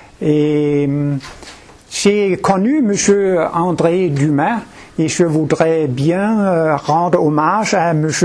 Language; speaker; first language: French; non-native, fluent; Danish